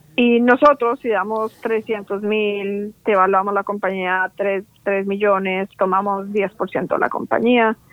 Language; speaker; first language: Spanish; native; Spanish